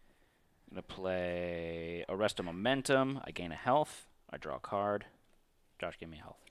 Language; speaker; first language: English; native; English